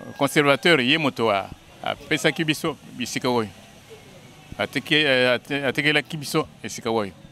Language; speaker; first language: Lingala; native; Lingala